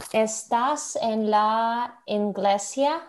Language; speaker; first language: Spanish; non-native, learner; Russian